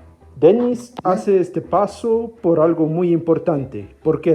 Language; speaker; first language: Spanish; native; Spanish